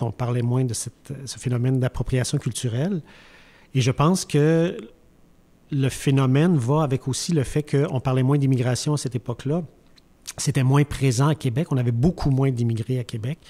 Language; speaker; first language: French; native; French